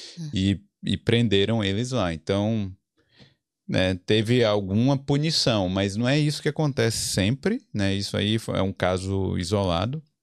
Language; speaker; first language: Portuguese; native; Portuguese